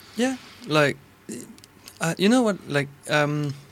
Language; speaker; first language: English; non-native, fluent; French